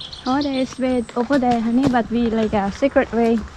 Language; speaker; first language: English; non-native, learner; Thai